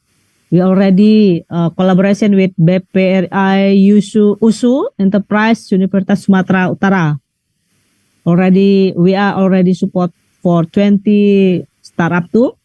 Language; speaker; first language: English; non-native, learner; Indonesian